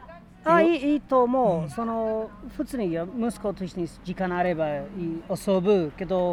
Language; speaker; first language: Japanese; non-native, learner; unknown